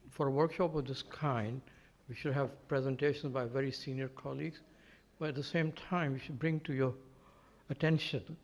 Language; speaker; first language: English; native; English